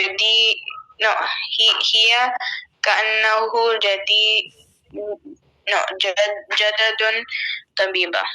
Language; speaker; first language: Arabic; non-native, learner; Urdu